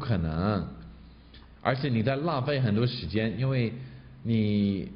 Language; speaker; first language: Chinese; non-native, fluent; English